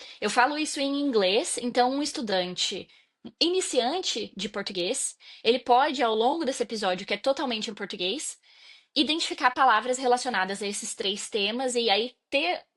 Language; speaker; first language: Portuguese; native; Portuguese